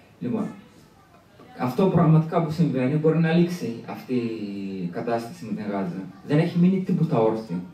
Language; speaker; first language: Greek; early bilingual, other home language; Arabic